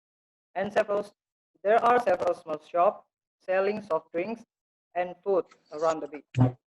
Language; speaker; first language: English; non-native, learner; Indonesian